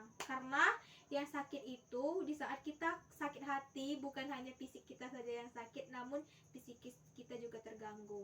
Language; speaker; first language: Indonesian; native; Indonesian